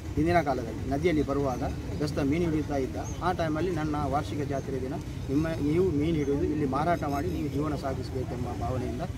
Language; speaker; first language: Kannada; non-native, local second language; Tulu